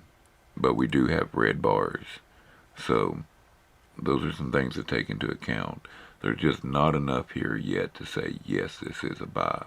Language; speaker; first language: English; native; English